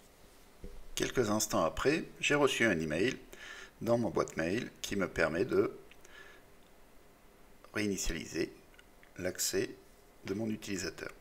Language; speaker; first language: French; native; French